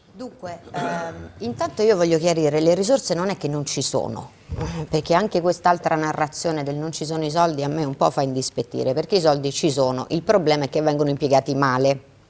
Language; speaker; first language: Italian; native; Italian